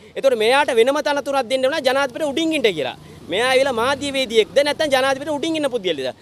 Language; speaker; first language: Sinhala; native; Sinhala